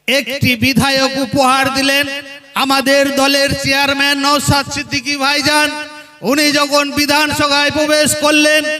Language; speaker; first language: Bangla; non-native, local second language; Santali